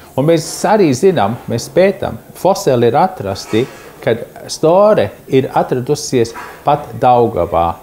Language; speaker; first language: Latvian; early bilingual, heritage; Latvian